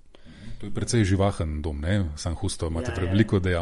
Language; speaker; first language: Slovenian; native; Slovenian